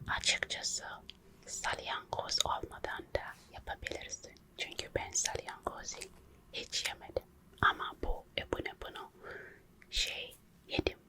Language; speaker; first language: Turkish; non-native, local second language; English